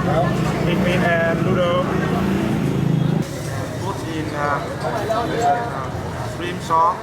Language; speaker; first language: English; non-native, learner; Vietnamese